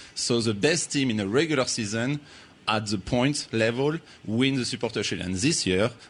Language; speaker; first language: English; non-native, fluent; French